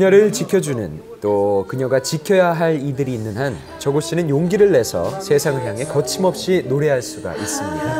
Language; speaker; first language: Korean; native; Korean